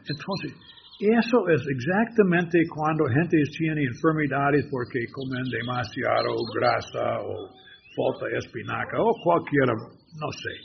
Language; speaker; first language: Spanish; non-native, learner; English